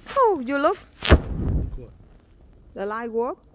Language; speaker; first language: English; non-native, learner; Vietnamese